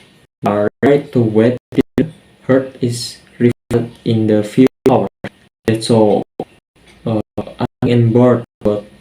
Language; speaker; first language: English; non-native, learner; Indonesian